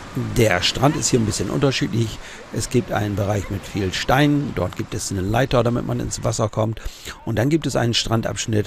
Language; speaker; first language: German; native; German